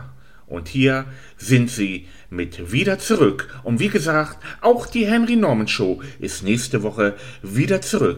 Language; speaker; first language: German; native; German